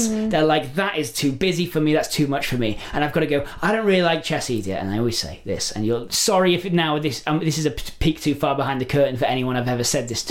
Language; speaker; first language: English; native; English